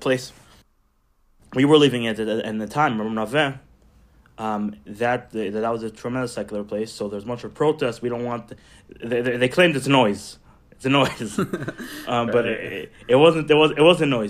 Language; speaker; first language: English; non-native, fluent; Hebrew